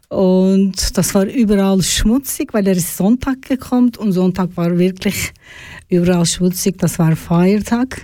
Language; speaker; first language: German; non-native, learner; Turkish